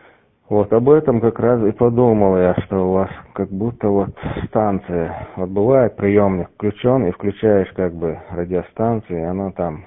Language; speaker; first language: Russian; native; Russian